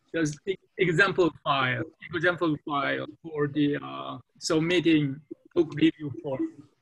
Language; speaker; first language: English; non-native, fluent; Korean